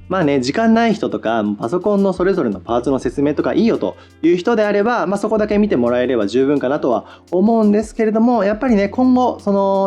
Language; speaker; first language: Japanese; native; Japanese